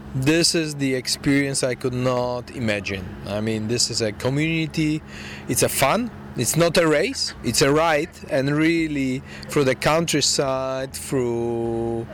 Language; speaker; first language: English; non-native, fluent; Polish